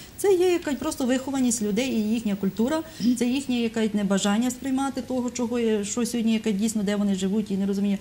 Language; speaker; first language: Ukrainian; native; Ukrainian